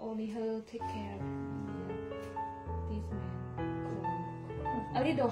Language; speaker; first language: English; non-native, learner; Vietnamese